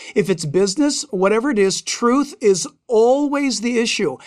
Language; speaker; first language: English; native; English